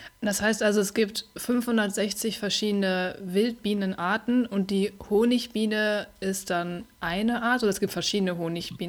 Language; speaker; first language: German; native; German